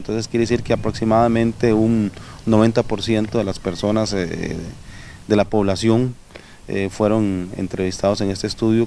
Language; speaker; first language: Spanish; native; Spanish